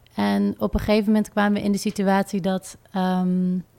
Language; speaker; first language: Dutch; native; Dutch